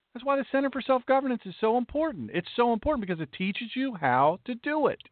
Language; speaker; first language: English; native; English